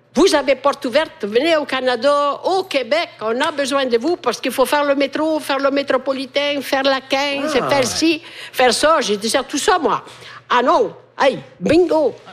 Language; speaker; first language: French; non-native, fluent; Italian